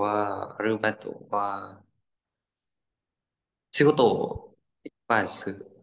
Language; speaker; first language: Japanese; non-native, learner; Vietnamese